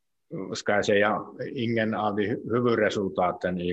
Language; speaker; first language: Swedish; non-native, local second language; Finnish